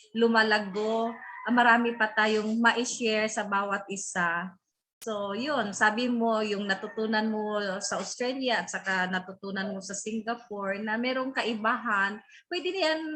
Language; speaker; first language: Filipino; native; Filipino